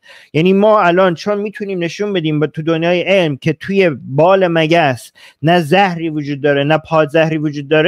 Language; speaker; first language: Persian; native; Persian